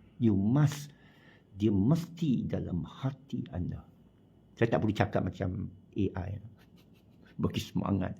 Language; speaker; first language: Malay; non-native, local second language; Chinese